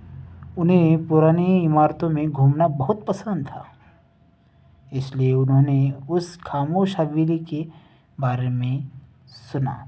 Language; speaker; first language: Hindi; native; Hindi